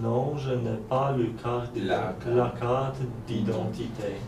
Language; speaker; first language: French; non-native, learner; Polish